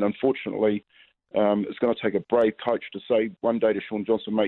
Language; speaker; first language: English; native; English